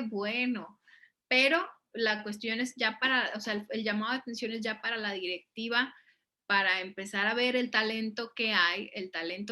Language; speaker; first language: Spanish; native; Spanish